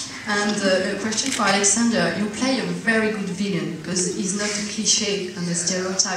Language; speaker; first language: English; non-native, fluent; French